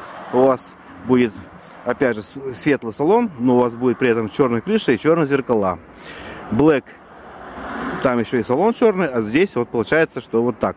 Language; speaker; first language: Russian; native; Russian